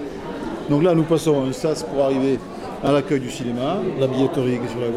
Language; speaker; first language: French; native; French